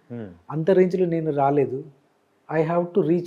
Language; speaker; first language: Telugu; non-native, learner; Malayalam